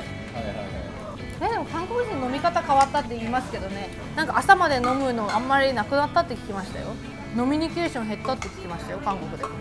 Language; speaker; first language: Japanese; native; Japanese